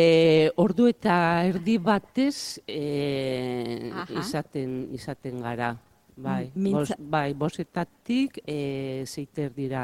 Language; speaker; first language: Basque; non-native, local second language; Spanish